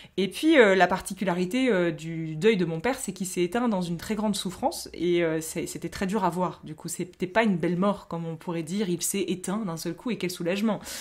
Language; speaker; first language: French; native; French